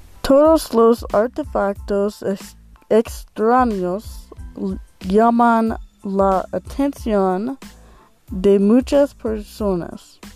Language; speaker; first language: Spanish; non-native, learner; English